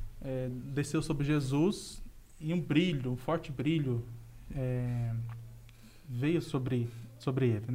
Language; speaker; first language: Portuguese; native; Portuguese